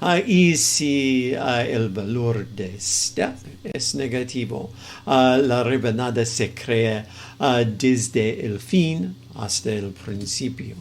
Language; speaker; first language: Spanish; non-native, fluent; English